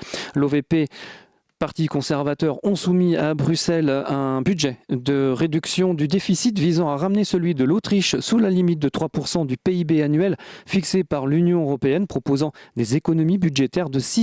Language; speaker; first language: French; native; French